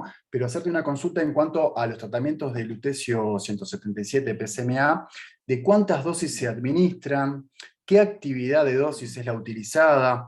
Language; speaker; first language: Spanish; native; Spanish